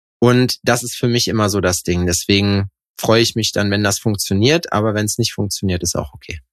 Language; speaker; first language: German; native; German